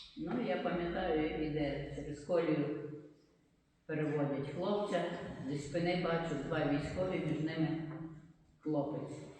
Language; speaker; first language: Ukrainian; native; Ukrainian